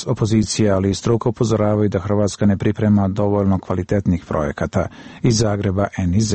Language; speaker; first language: Bosnian; native; Bosnian